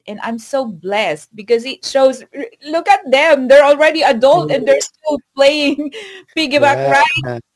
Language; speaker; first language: English; non-native, local second language; Filipino